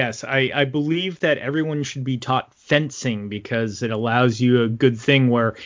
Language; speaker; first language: English; native; English